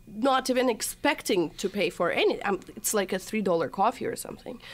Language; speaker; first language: English; non-native, fluent; Russian